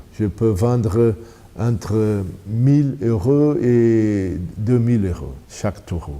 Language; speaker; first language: French; non-native, fluent; Portuguese